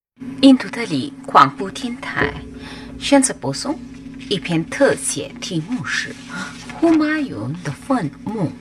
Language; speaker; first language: Chinese; non-native, fluent; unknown